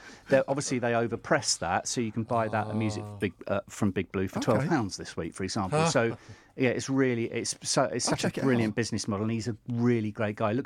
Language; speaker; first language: English; native; English